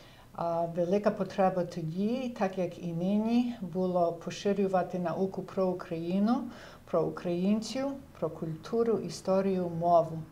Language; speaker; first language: Ukrainian; early bilingual, heritage; Ukrainian